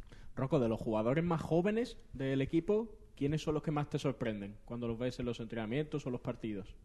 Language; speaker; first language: Spanish; native; Spanish